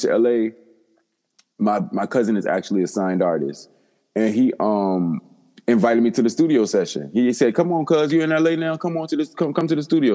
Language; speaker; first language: English; native; English